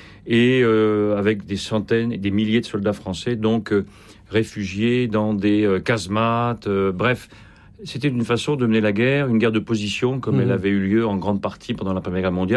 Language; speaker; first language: French; native; French